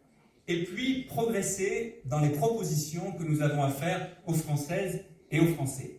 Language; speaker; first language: French; native; French